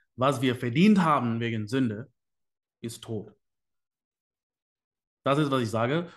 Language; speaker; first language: German; non-native, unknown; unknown